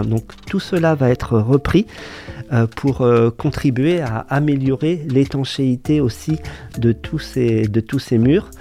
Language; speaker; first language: French; native; French